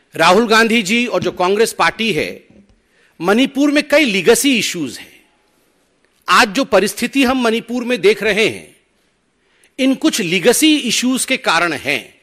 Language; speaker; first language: Hindi; non-native, local second language; Odia